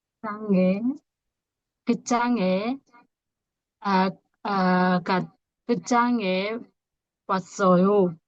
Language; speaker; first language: Korean; non-native, learner; Burmese